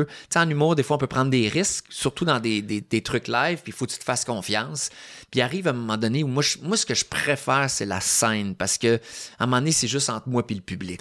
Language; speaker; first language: French; native; French